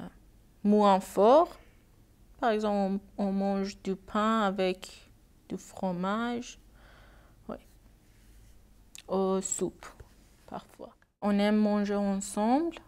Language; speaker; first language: French; non-native, learner; Persian